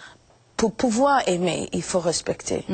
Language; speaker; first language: French; non-native, fluent; English